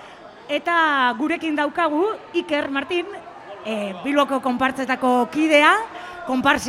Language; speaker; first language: Basque; native; Basque